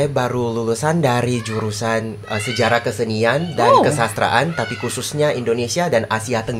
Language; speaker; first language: Indonesian; non-native, fluent; English